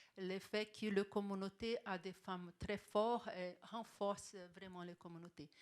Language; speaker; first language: French; non-native, fluent; Portuguese